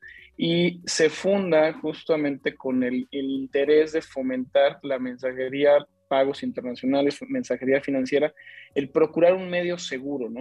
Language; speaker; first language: Spanish; native; Spanish